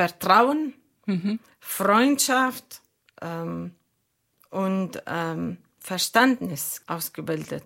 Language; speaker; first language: German; non-native, learner; Arabic